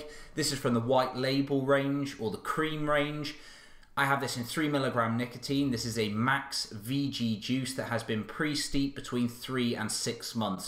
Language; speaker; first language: English; native; English